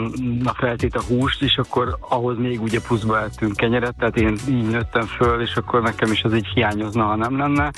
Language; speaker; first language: Hungarian; native; Hungarian